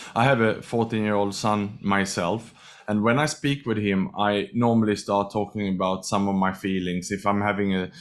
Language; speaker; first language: English; non-native, fluent; Swedish